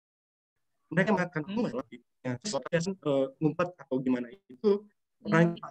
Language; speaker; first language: Indonesian; native; Indonesian